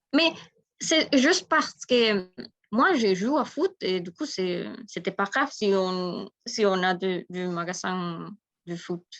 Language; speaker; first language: French; non-native, learner; Spanish